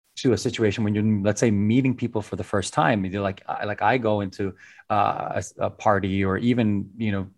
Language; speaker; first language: English; non-native, local second language; Filipino